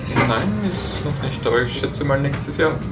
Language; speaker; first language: German; native; German